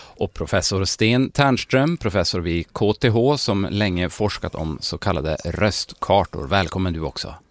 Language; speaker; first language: Swedish; native; Swedish